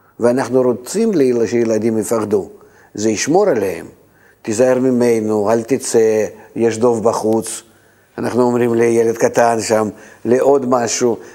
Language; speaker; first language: Hebrew; non-native, fluent; Russian